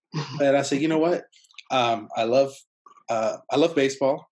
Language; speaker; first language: English; early bilingual, other home language; Spanish